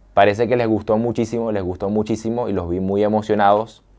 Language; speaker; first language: Spanish; native; Spanish